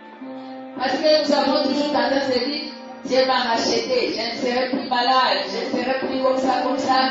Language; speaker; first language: French; non-native, local second language; Lingala